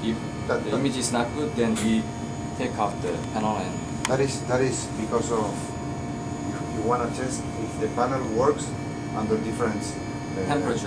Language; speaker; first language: English; non-native, learner; Korean